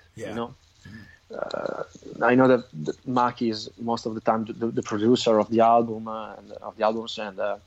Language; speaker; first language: English; non-native, fluent; Italian